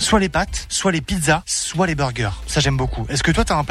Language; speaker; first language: French; native; French